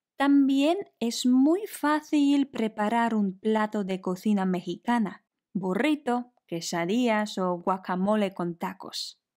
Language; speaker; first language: Spanish; non-native, fluent; Polish